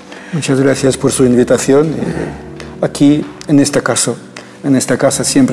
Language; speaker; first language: Spanish; non-native, fluent; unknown